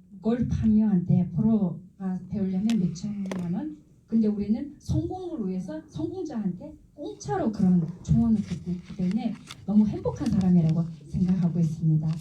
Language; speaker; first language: Korean; non-native, fluent; Mongolian